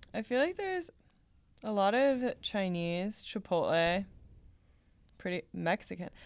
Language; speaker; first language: English; native; English